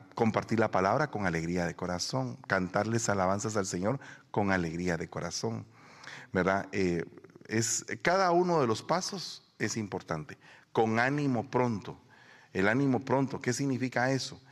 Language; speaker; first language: Spanish; native; Spanish